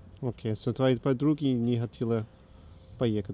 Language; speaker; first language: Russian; non-native, learner; English